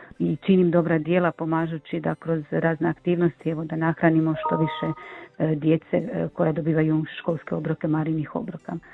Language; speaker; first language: Croatian; native; Croatian